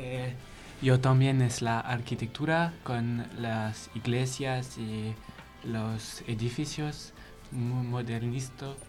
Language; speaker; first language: Spanish; non-native, learner; French